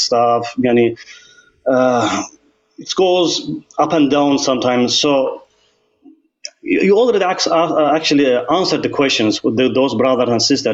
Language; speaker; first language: English; non-native, learner; Azerbaijani